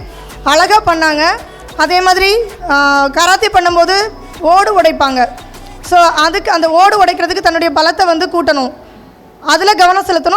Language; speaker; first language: Tamil; native; Tamil